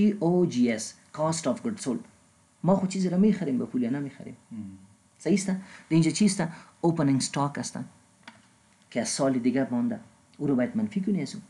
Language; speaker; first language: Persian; non-native, local second language; Pashto